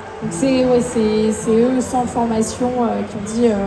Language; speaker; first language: French; native; French